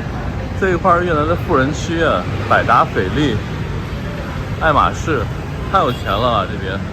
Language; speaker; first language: Chinese; native; Chinese